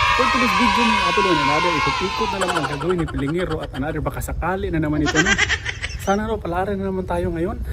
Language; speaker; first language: Filipino; non-native, local second language; Cebuano